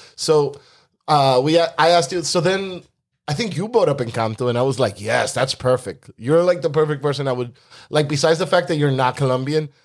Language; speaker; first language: English; native; English